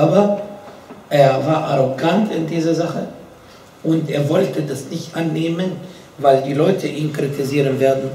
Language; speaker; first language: German; non-native, fluent; Arabic